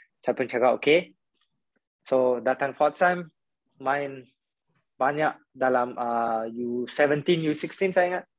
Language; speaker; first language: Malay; non-native, local second language; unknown